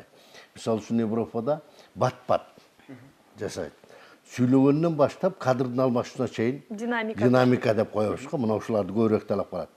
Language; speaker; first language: Kyrgyz; native; Kyrgyz